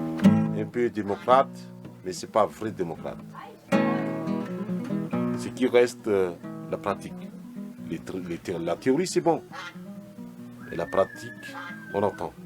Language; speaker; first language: French; non-native, local second language; Malagasy